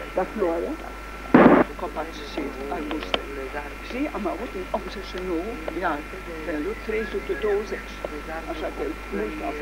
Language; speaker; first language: Romanian; early bilingual, heritage; French